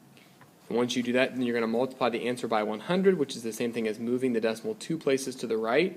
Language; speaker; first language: English; native; English